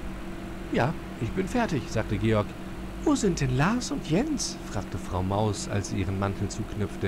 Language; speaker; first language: German; native; German